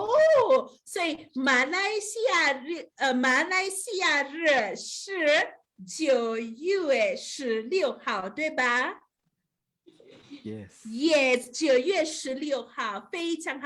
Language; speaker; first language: Chinese; non-native, fluent; English